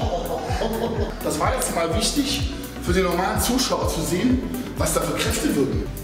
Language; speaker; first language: German; native; German